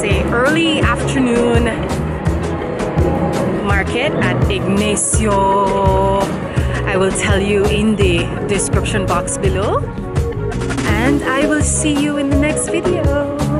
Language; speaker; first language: English; native; English